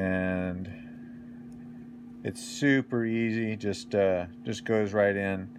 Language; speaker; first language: English; native; English